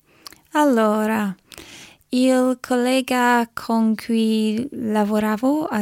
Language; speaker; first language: Italian; non-native, learner; English